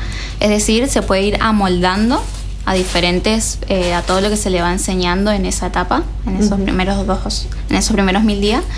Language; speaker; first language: Spanish; native; Spanish